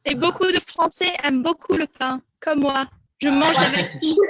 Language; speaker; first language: French; early bilingual, heritage; French